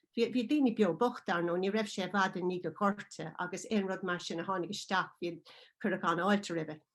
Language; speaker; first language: Irish; non-native, local second language; English